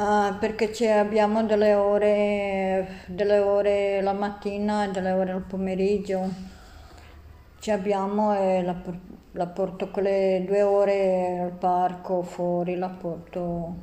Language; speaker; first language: Italian; non-native, learner; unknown